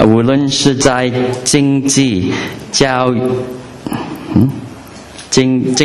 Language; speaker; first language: Chinese; non-native, learner; English